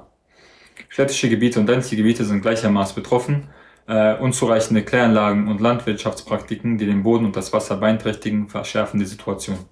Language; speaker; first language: German; native; German